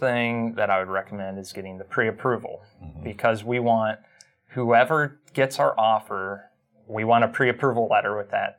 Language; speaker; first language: English; native; English